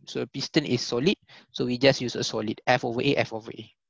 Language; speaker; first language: English; non-native, local second language; Malay